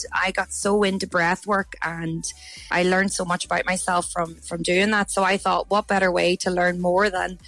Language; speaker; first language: English; native; English